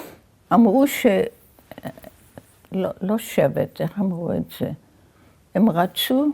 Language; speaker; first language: Hebrew; early bilingual, other home language; Yiddish